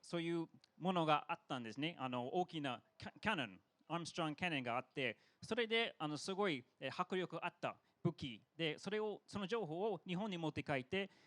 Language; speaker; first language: Japanese; non-native, fluent; English